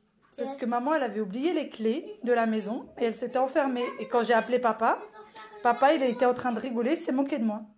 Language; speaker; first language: French; native; French